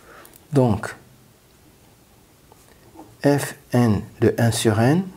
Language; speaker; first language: French; non-native, local second language; Arabic